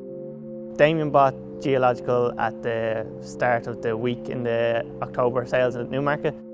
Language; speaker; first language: English; native; English